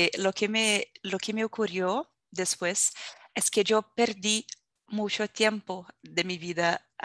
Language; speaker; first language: Spanish; non-native, fluent; Portuguese